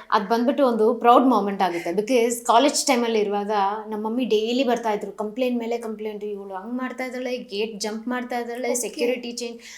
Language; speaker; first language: Kannada; non-native, local second language; Malayalam